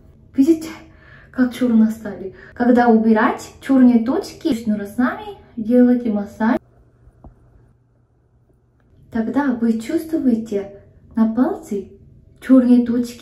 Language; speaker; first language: Russian; non-native, fluent; Korean